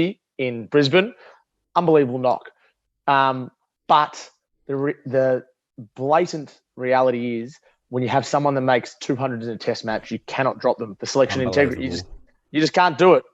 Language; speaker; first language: English; native; English